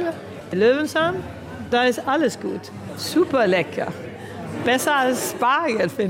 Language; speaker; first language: German; early bilingual, heritage; German